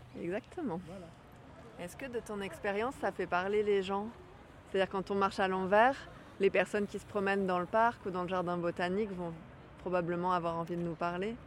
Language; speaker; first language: French; native; French